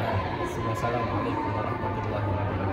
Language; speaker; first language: Arabic; non-native, learner; Indonesian